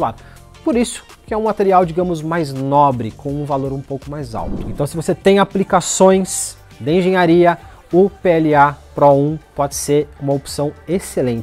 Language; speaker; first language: Portuguese; native; Portuguese